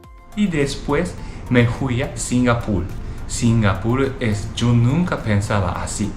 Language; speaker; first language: Spanish; non-native, learner; Japanese